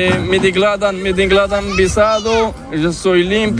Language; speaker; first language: Spanish; non-native, learner; Arabic